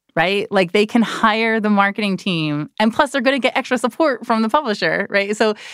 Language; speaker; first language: English; native; English